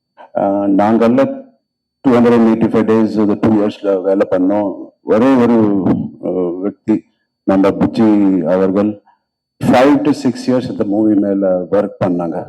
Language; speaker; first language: Tamil; non-native, local second language; Telugu